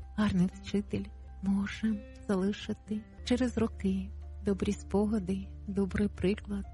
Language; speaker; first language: Ukrainian; native; Ukrainian